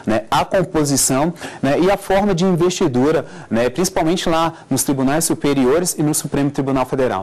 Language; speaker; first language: Portuguese; native; Portuguese